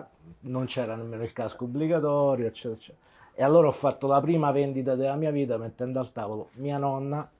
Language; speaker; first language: Italian; native; Italian